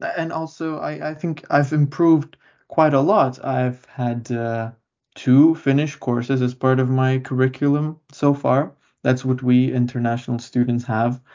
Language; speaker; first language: English; non-native, fluent; Lithuanian